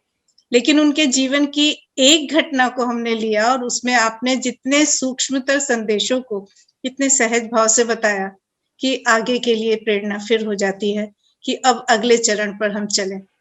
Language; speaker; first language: Hindi; native; Hindi